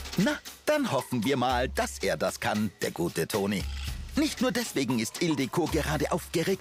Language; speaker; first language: German; native; German